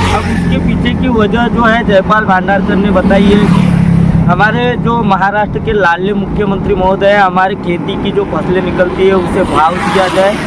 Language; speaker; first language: Hindi; non-native, local second language; Marathi